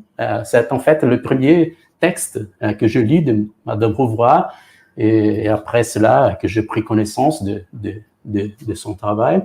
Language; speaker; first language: French; non-native, fluent; Portuguese